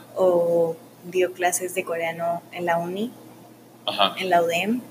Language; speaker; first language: Spanish; native; Spanish